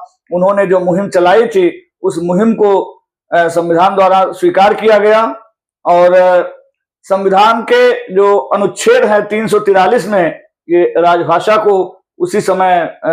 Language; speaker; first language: Hindi; native; Hindi